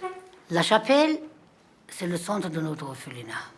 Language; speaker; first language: French; non-native, fluent; Armenian